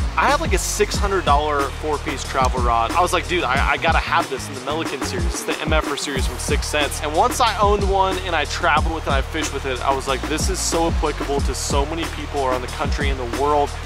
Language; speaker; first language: English; native; English